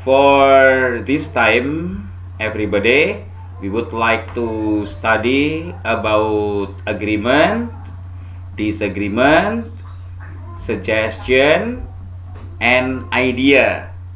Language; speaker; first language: English; non-native, fluent; Indonesian